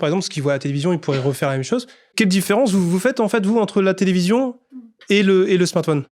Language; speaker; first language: French; native; French